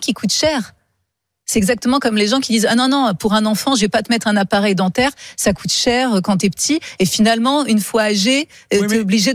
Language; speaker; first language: French; native; French